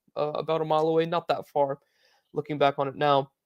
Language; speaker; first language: English; native; English